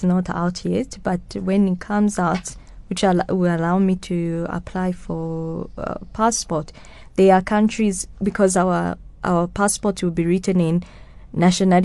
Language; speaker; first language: English; non-native, local second language; Kinyarwanda